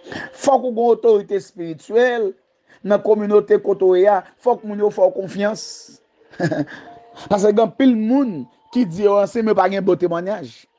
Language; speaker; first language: French; non-native, learner; Haitian Creole